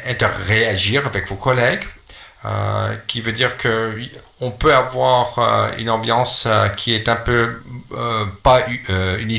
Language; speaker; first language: French; non-native, fluent; English